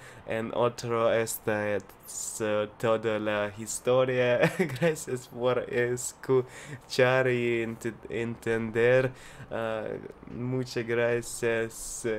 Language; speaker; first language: Spanish; non-native, learner; Russian